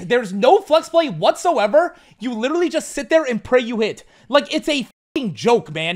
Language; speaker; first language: English; native; English